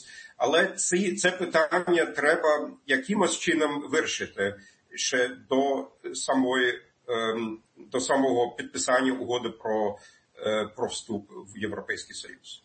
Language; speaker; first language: Ukrainian; non-native, fluent; German